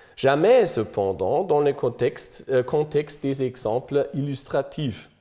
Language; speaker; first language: French; non-native, fluent; German